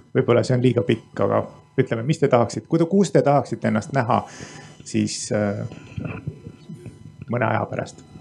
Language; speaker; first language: Estonian; native; Estonian